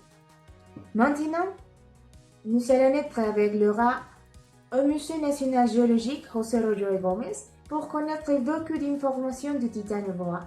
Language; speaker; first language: French; non-native, learner; Spanish